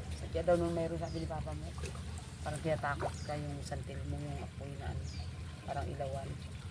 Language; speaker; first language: Filipino; native; Filipino